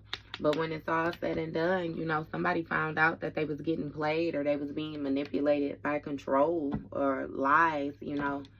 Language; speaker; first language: English; native; English